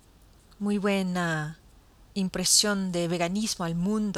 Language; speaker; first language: Spanish; non-native, fluent; English